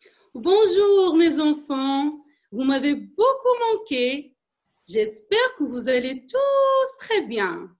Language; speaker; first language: French; non-native, local second language; Arabic